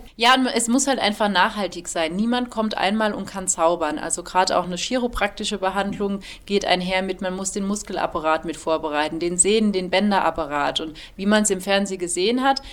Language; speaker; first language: German; native; German